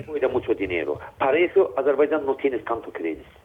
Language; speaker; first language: Spanish; non-native, learner; Azerbaijani